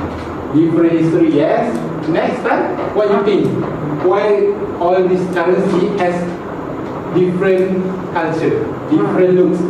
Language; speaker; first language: English; non-native, fluent; Malay